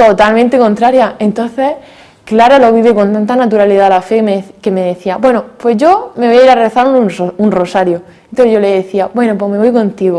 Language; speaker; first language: Spanish; native; Spanish